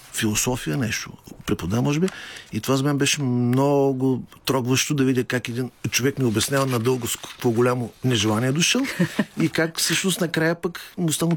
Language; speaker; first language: Bulgarian; native; Bulgarian